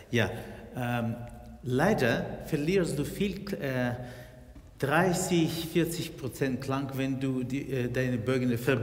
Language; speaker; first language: German; non-native, fluent; Russian